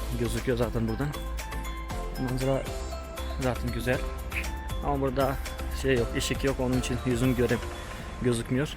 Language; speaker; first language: Turkish; non-native, fluent; Hindi